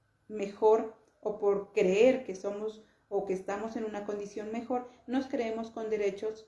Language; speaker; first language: Spanish; native; Spanish